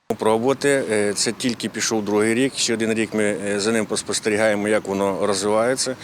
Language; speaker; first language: Ukrainian; native; Ukrainian